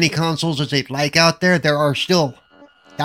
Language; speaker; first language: English; native; English